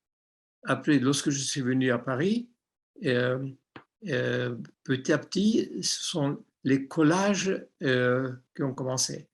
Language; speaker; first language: French; non-native, fluent; Armenian